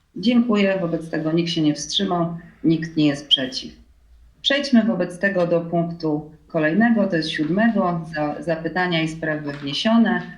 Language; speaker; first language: Polish; native; Polish